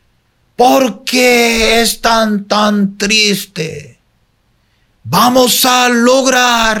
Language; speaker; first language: Spanish; non-native, fluent; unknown